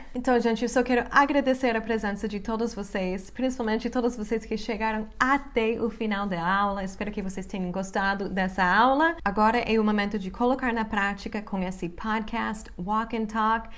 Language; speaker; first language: Portuguese; non-native, fluent; English